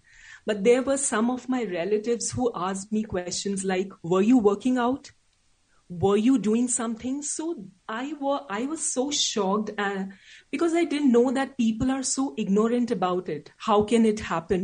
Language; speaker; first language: English; non-native, local second language; Hindi